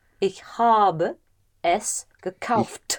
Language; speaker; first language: German; non-native, learner; English